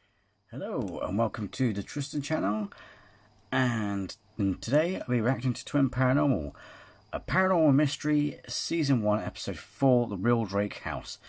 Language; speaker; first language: English; native; English